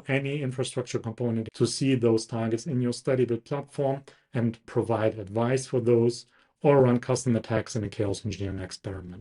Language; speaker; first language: English; non-native, fluent; German